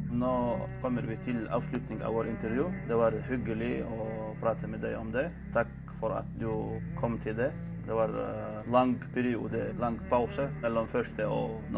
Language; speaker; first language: Norwegian; non-native, fluent; Chechen